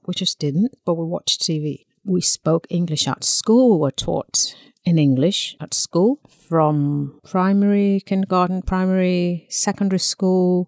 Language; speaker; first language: English; non-native, local second language; Yoruba